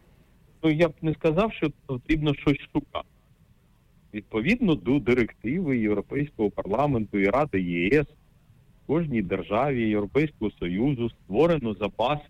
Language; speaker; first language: Ukrainian; native; Ukrainian